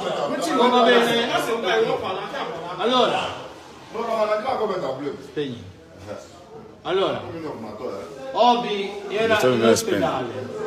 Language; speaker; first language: Italian; non-native, fluent; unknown